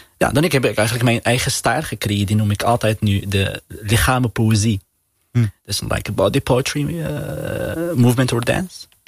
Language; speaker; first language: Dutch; non-native, learner; Arabic